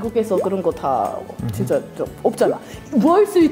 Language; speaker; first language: Korean; non-native, learner; English